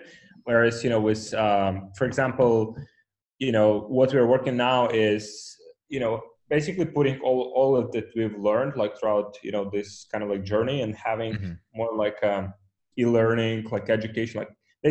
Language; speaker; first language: English; non-native, fluent; Ukrainian